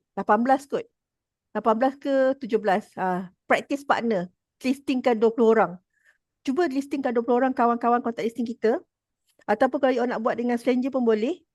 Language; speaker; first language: Malay; native; Malay